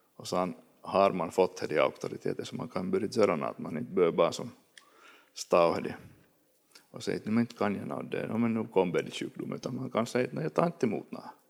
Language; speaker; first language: Swedish; native; Swedish